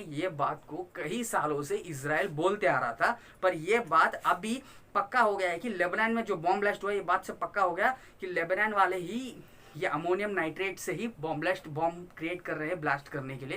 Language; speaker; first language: Hindi; non-native, local second language; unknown